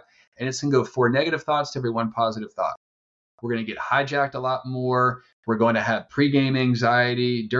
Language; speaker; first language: English; native; English